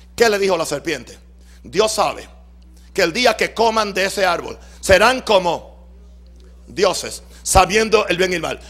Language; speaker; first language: Spanish; native; Spanish